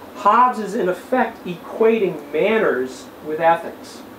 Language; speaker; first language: English; native; English